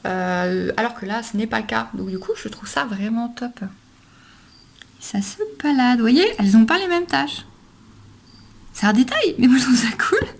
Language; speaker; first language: French; native; French